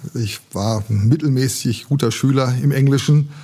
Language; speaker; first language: German; native; German